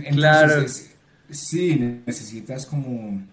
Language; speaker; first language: Spanish; non-native, learner; English